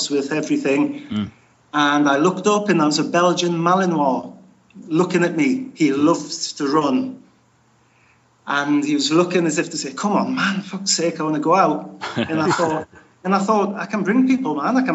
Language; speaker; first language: English; native; English